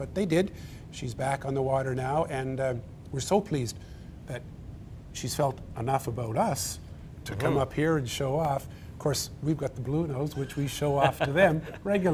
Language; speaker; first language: English; native; English